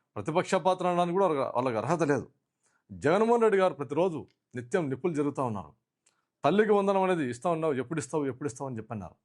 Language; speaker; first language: Telugu; native; Telugu